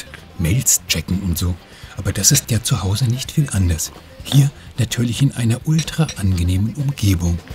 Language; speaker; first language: German; native; German